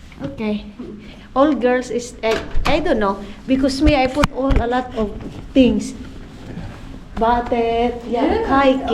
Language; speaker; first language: English; non-native, learner; Filipino